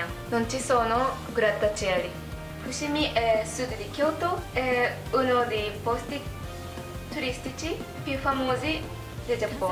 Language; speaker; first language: Italian; non-native, learner; Japanese